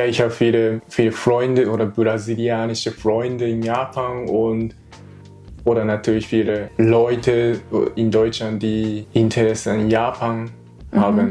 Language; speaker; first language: German; non-native, learner; Japanese